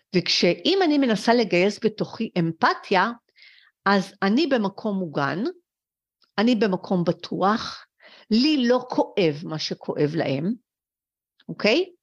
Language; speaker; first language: Hebrew; early bilingual, other home language; French